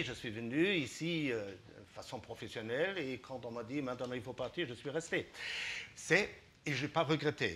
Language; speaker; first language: French; non-native, fluent; German